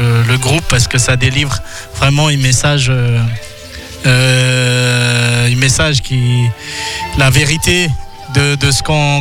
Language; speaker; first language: French; non-native, local second language; Malagasy